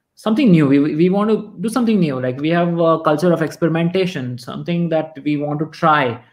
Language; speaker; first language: English; non-native, local second language; Kannada